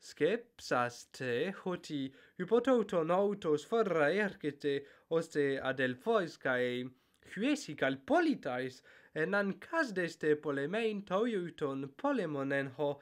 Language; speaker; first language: Greek; non-native, fluent; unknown